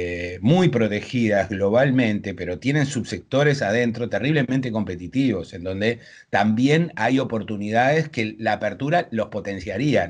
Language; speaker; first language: Spanish; native; Spanish